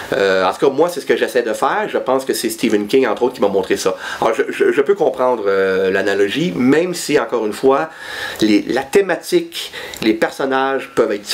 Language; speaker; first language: French; native; French